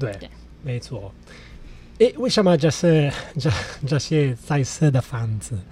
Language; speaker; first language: Chinese; non-native, fluent; Italian